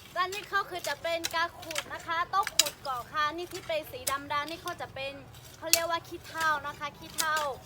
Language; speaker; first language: Thai; non-native, local second language; Lahu